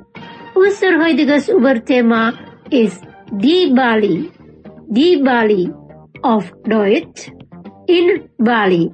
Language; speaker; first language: German; non-native, fluent; Indonesian